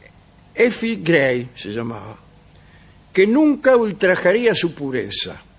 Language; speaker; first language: Spanish; native; Spanish